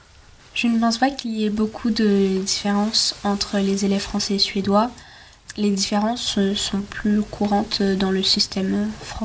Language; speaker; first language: French; non-native, learner; Swedish